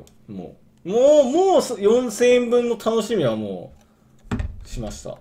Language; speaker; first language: Japanese; native; Japanese